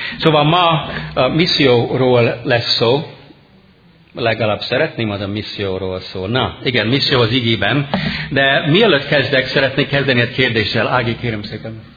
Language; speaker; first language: Hungarian; non-native, fluent; English